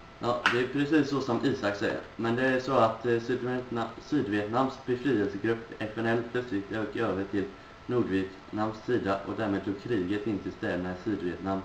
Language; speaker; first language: Swedish; native; Swedish